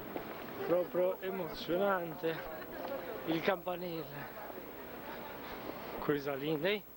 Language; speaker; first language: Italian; non-native, learner; Portuguese